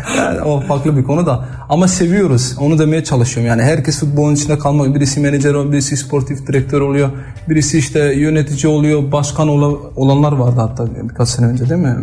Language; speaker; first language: Turkish; early bilingual, heritage; Turkish